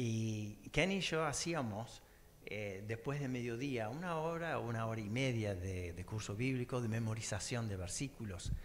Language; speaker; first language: Spanish; early bilingual, other home language; English